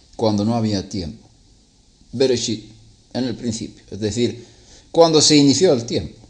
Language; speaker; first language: Spanish; non-native, fluent; Swedish